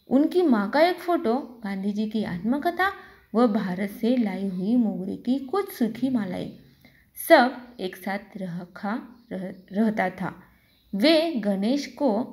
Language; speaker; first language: Hindi; non-native, local second language; Marathi